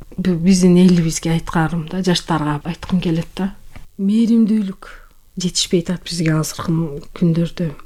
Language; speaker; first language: Kyrgyz; non-native, local second language; Turkish